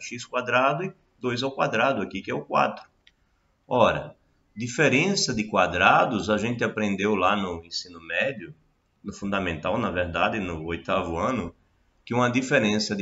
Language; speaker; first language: Portuguese; native; Portuguese